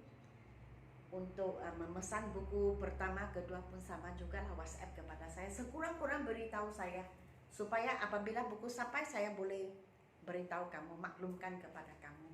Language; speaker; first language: Malay; non-native, local second language; Min Nan Chinese